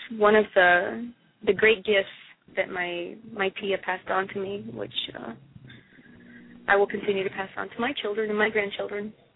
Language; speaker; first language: English; early bilingual, other home language; Spanish